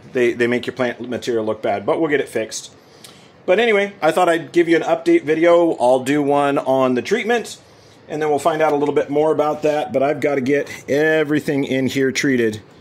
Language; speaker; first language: English; native; English